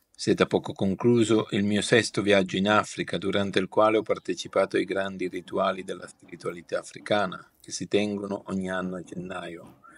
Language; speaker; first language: Italian; native; Italian